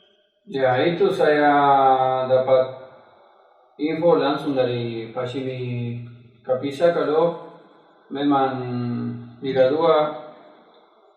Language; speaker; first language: Indonesian; non-native, fluent; Spanish